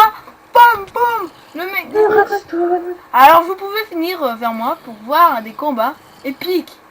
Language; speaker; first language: French; native; French